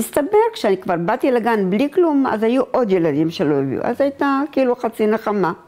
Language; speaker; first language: Hebrew; native; Hebrew